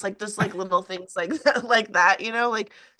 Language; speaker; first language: English; native; English